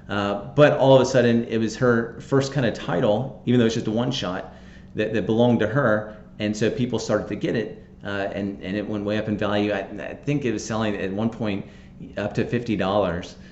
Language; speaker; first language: English; native; English